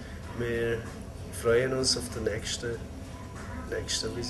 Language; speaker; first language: German; non-native, fluent; Maltese